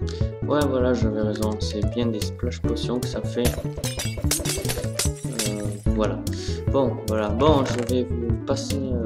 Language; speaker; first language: French; native; French